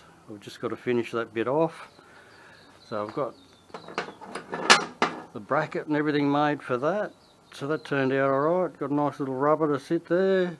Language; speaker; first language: English; native; English